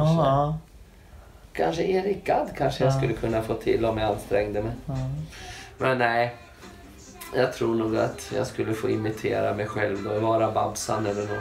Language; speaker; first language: Swedish; native; Swedish